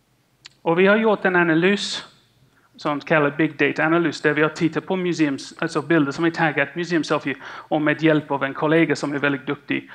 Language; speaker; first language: Swedish; non-native, fluent; English